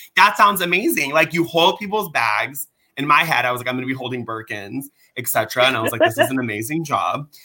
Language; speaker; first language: English; early bilingual, other home language; Persian